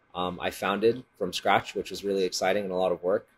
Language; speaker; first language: English; native; English